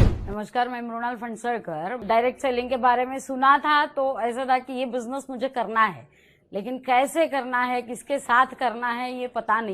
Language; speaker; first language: Hindi; non-native, local second language; Marathi